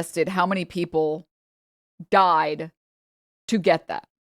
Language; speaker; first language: English; native; English